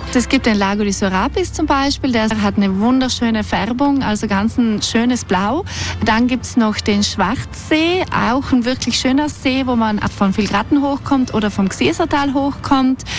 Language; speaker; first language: German; native; German